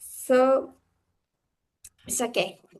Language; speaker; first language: English; non-native, learner; Uzbek